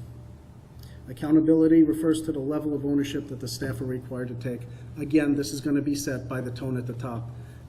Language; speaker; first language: English; native; English